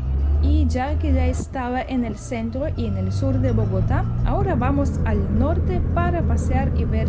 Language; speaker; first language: Spanish; non-native, fluent; Russian